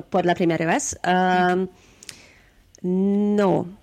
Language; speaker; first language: Spanish; non-native, learner; Hungarian